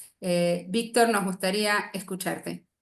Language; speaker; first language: Spanish; native; Spanish